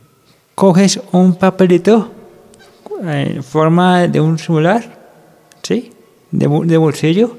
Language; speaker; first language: Spanish; non-native, local second language; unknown